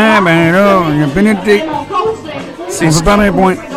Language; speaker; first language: French; native; French